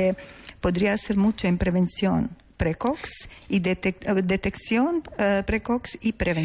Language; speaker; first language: Spanish; non-native, learner; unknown